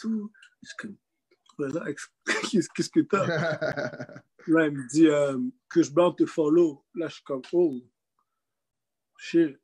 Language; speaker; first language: French; native; French